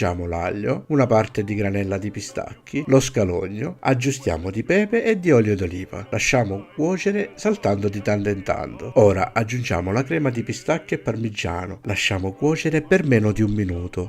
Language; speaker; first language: Italian; native; Italian